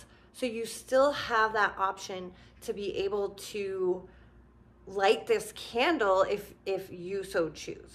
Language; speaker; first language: English; native; English